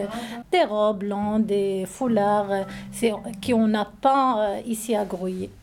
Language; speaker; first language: French; non-native, learner; Arabic